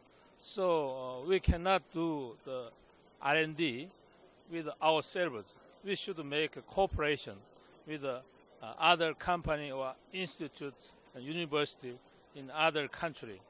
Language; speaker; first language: English; non-native, fluent; Korean